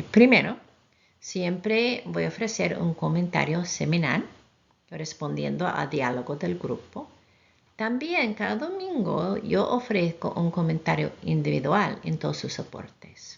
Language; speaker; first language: Spanish; non-native, fluent; English